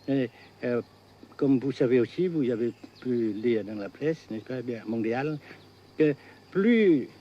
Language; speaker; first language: French; non-native, local second language; Vietnamese